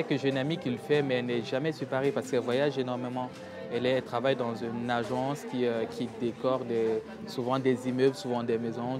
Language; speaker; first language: French; native; French